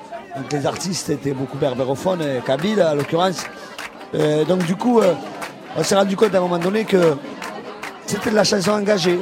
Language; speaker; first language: French; native; French